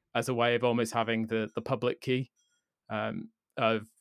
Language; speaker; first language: English; native; English